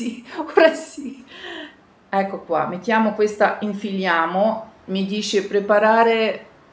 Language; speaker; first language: Italian; non-native, fluent; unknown